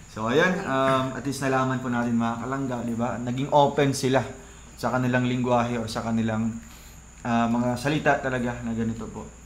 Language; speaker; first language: Filipino; non-native, local second language; Cebuano